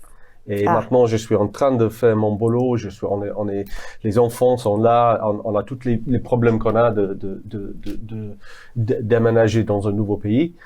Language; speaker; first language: French; non-native, fluent; English